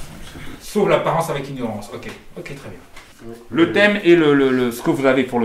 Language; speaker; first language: French; native; French